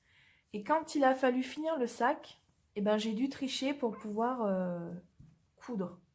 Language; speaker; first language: French; native; French